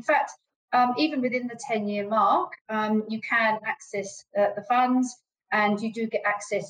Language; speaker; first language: English; native; English